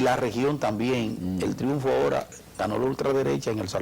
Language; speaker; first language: Spanish; native; Spanish